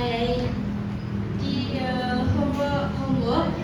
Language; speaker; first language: English; non-native, learner; Indonesian